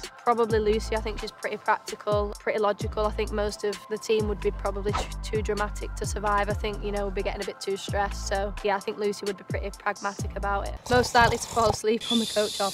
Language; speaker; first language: English; native; English